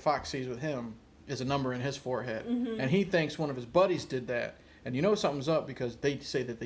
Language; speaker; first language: English; native; English